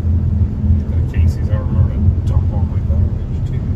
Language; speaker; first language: English; native; English